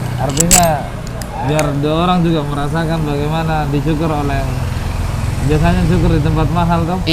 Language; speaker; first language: Indonesian; non-native, local second language; Madurese